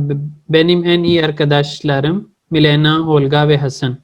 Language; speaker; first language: Turkish; non-native, learner; Urdu